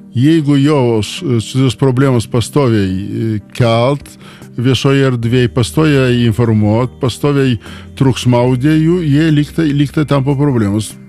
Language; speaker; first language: Lithuanian; non-native, local second language; Polish